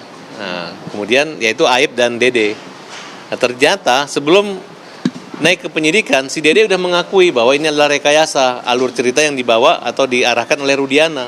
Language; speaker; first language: Indonesian; native; Indonesian